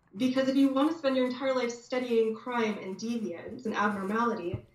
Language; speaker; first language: English; native; English